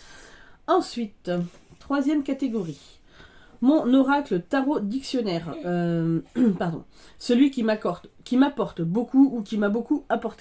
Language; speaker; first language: French; native; French